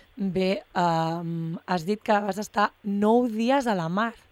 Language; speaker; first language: Catalan; native; Catalan